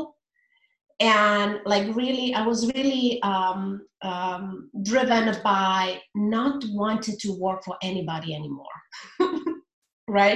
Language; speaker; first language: English; non-native, fluent; Romanian